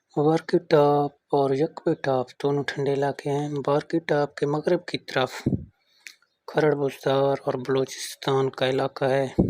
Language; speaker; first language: Urdu; non-native, local second language; Baluchi